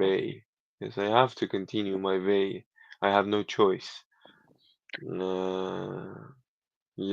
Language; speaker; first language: English; non-native, learner; Persian